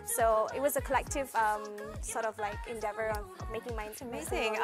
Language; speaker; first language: English; native; English